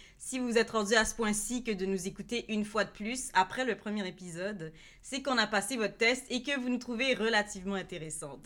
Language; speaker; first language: French; native; French